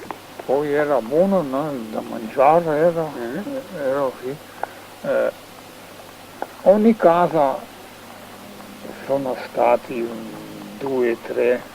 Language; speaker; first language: Italian; non-native, learner; Slovenian